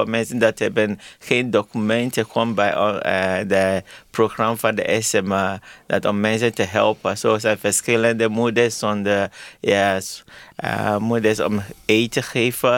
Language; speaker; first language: Dutch; non-native, learner; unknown